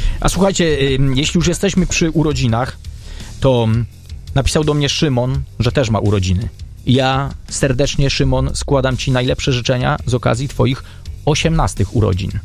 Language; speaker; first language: Polish; native; Polish